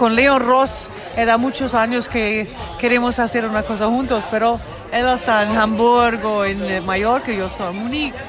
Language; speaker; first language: Spanish; non-native, learner; English